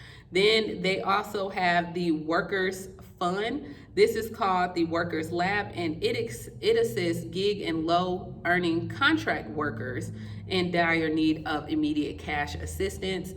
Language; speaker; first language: English; native; English